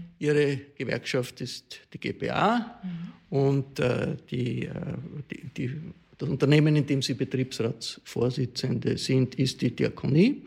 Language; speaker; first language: German; native; German